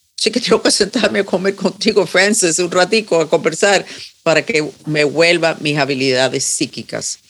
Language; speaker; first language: Spanish; non-native, fluent; English